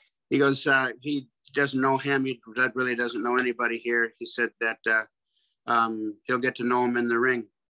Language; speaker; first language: English; native; English